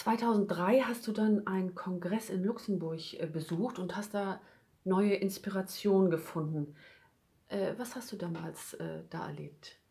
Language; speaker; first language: German; native; German